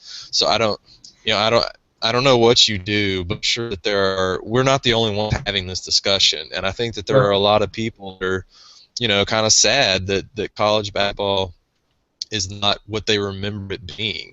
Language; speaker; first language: English; native; English